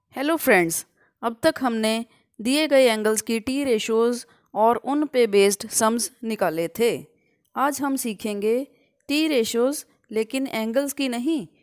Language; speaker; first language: Hindi; non-native, local second language; Punjabi